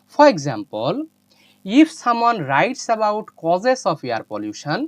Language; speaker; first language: English; non-native, local second language; Bangla